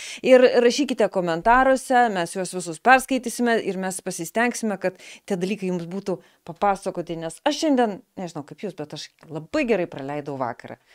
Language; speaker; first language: Lithuanian; native; Lithuanian